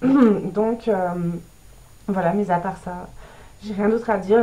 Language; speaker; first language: French; native; French